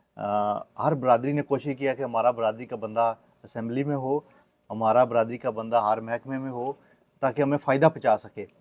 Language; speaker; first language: Urdu; non-native, local second language; Pahari-Potwari